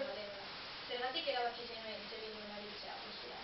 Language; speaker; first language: Basque; non-native, local second language; Spanish